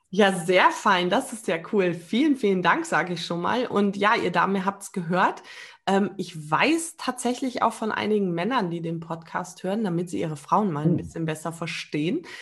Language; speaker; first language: German; native; German